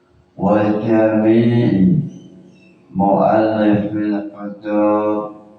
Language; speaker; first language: Arabic; non-native, fluent; Javanese